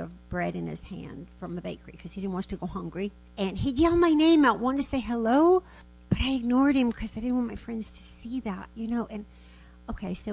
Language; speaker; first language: English; early bilingual, other home language; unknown